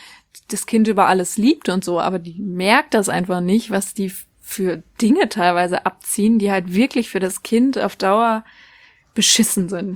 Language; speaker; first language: German; native; German